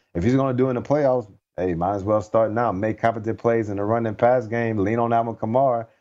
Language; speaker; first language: English; native; English